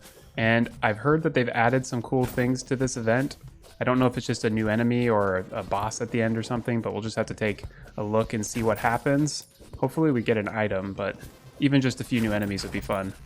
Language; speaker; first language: English; native; English